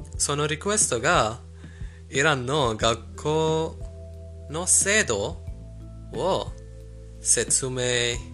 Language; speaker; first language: Japanese; non-native, fluent; Persian